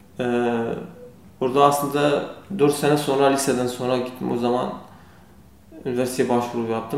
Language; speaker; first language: Turkish; non-native, learner; Kurdish